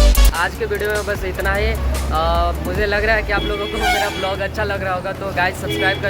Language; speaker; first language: Hindi; non-native, local second language; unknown